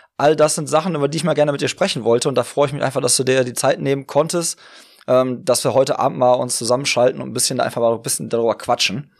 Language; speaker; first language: German; native; German